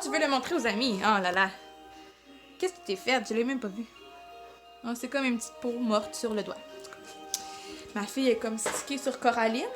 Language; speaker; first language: French; native; French